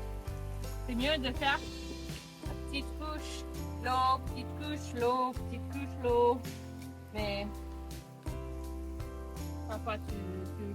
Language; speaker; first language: French; non-native, fluent; English